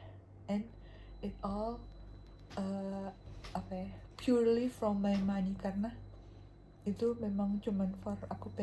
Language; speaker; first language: English; non-native, local second language; Indonesian